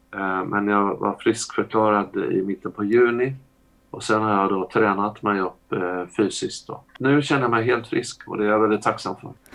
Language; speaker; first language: Swedish; native; Swedish